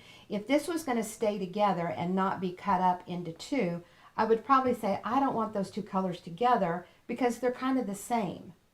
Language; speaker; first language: English; native; English